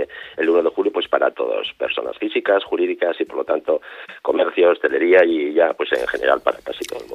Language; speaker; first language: Spanish; native; Spanish